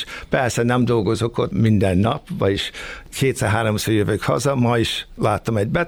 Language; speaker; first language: Hungarian; early bilingual, heritage; Hungarian